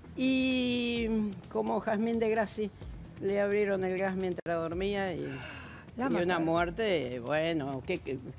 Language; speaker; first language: Spanish; native; Spanish